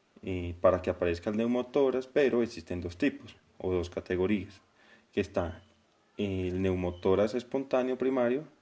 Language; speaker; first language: Spanish; native; Spanish